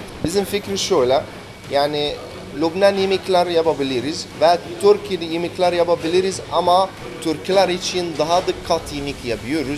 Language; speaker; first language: Turkish; non-native, learner; Arabic